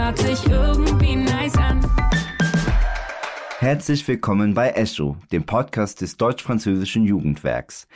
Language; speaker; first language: German; native; German